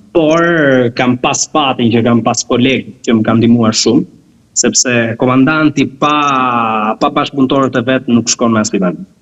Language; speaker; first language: Albanian; native; Albanian